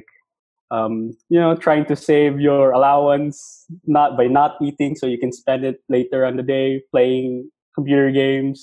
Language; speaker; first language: English; non-native, local second language; Cebuano